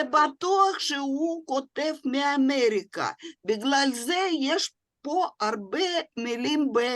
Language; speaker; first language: Hebrew; non-native, fluent; Russian